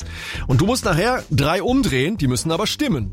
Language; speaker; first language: German; native; German